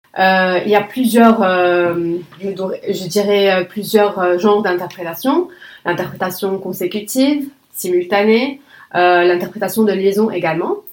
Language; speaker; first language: French; non-native, local second language; Arabic